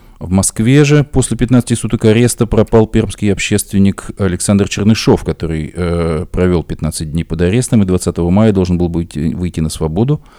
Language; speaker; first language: Russian; native; Russian